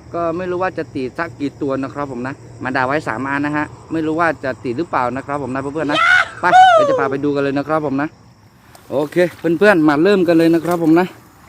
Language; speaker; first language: Thai; non-native, local second language; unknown